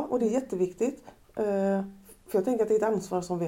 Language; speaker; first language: Swedish; native; Swedish